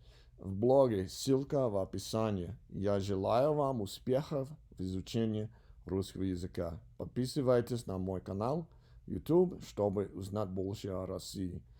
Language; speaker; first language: Russian; non-native, learner; English